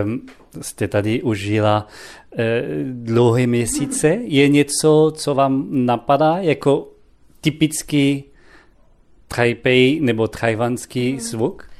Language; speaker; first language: Czech; non-native, fluent; French